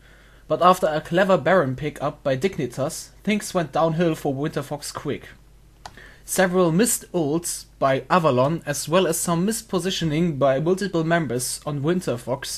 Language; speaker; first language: English; non-native, fluent; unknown